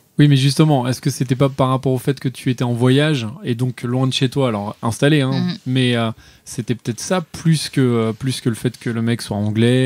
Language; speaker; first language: French; native; French